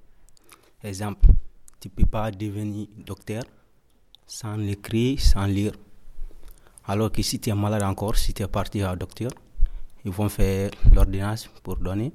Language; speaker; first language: French; non-native, learner; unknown